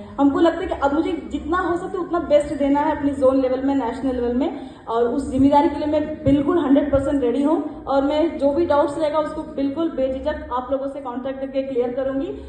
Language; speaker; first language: Hindi; non-native, local second language; Kannada